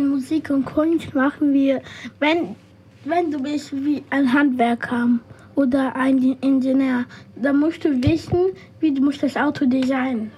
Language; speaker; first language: German; non-native, learner; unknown